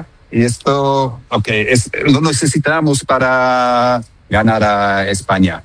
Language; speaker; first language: Spanish; non-native, fluent; Dutch